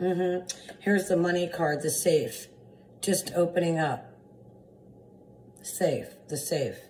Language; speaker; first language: English; native; English